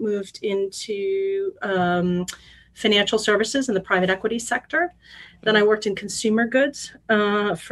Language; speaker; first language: English; native; English